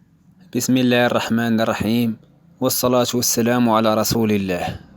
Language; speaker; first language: Arabic; native; Arabic